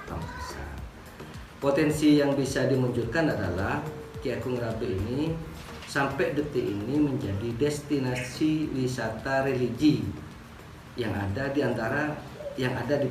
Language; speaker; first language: Indonesian; non-native, local second language; Madurese